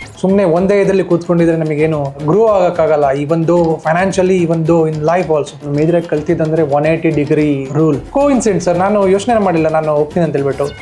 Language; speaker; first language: Kannada; native; Kannada